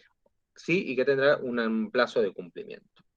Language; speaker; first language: Spanish; native; Spanish